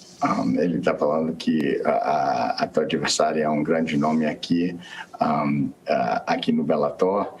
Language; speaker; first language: Portuguese; non-native, fluent; English